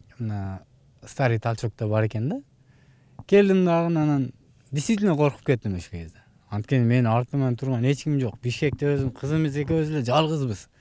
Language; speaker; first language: Kyrgyz; non-native, local second language; Uzbek